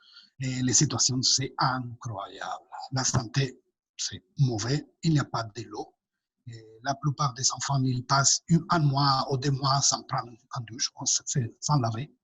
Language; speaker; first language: French; non-native, fluent; Spanish